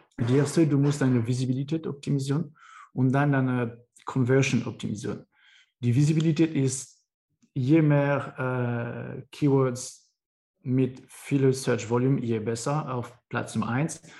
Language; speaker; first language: German; non-native, learner; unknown